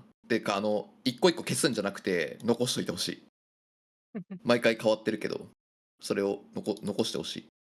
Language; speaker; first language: Japanese; native; Japanese